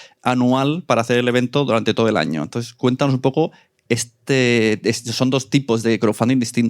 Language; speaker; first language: Spanish; native; Spanish